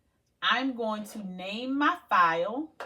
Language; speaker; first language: English; native; English